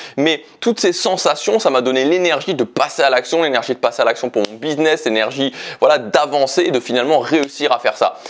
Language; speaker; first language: French; native; French